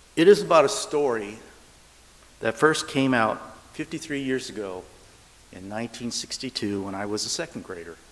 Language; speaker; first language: English; native; English